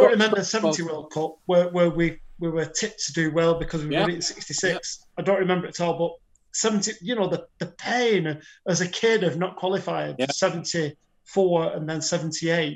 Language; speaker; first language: English; native; English